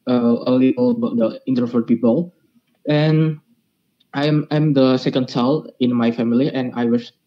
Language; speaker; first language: English; non-native, learner; Indonesian